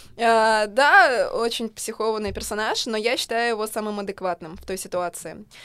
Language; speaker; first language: Russian; native; Russian